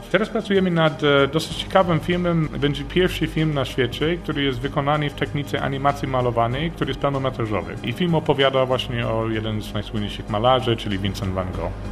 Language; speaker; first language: Polish; non-native, fluent; English